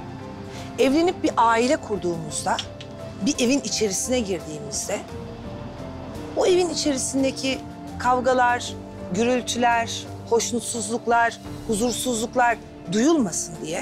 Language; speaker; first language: Turkish; native; Turkish